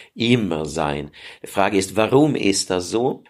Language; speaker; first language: German; non-native, fluent; Swedish